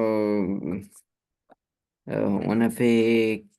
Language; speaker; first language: French; non-native, learner; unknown